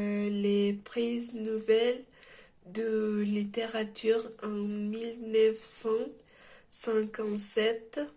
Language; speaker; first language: French; non-native, learner; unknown